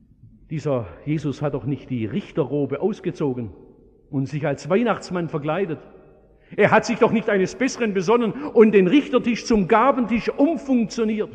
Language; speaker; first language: German; native; German